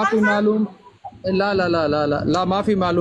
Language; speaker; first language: Arabic; non-native, learner; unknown